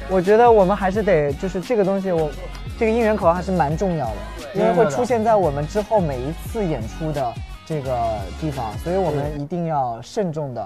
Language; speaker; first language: Chinese; native; Chinese